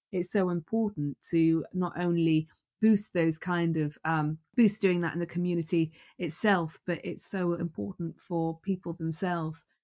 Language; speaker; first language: English; native; English